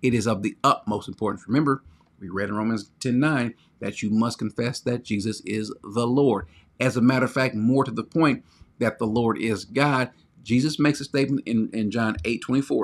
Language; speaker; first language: English; native; English